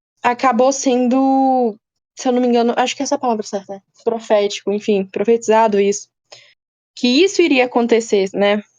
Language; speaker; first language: Portuguese; native; Portuguese